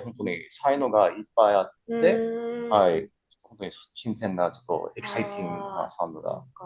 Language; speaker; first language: Japanese; non-native, fluent; English